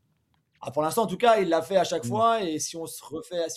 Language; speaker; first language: French; native; French